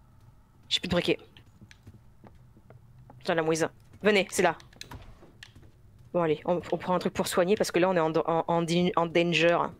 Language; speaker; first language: French; native; French